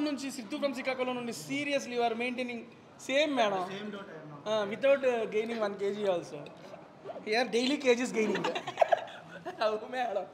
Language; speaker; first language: Telugu; native; Telugu